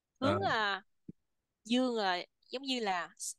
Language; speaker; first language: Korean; non-native, learner; Vietnamese